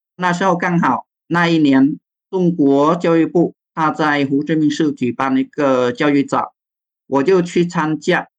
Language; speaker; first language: Chinese; non-native, fluent; Vietnamese